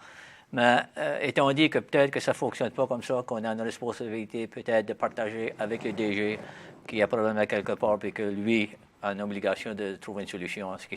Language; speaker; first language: French; native; French